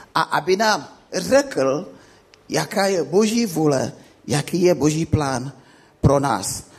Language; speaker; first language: Czech; non-native, fluent; Akan